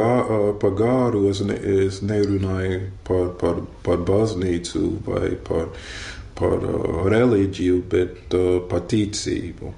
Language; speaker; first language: Latvian; non-native, fluent; English